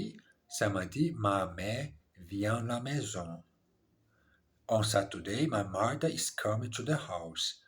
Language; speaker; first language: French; non-native, learner; English